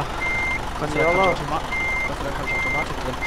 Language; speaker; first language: German; native; German